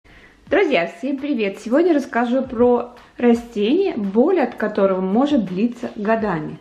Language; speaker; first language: Russian; native; Russian